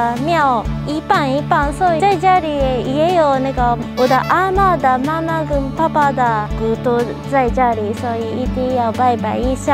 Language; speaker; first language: Chinese; non-native, fluent; Japanese